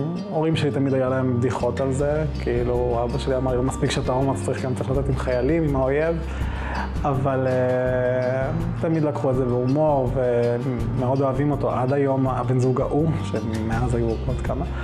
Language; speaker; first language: Hebrew; non-native, local second language; Arabic